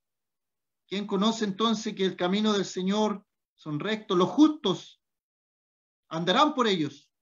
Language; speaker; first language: Spanish; native; Spanish